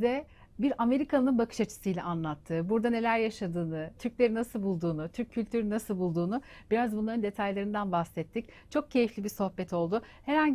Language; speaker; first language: Turkish; native; Turkish